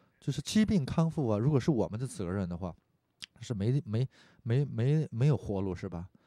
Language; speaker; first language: Chinese; non-native, fluent; Korean